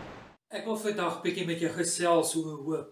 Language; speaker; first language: Afrikaans; native; Afrikaans